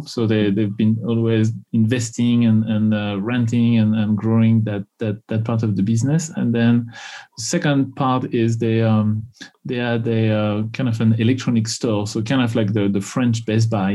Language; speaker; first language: English; non-native, fluent; French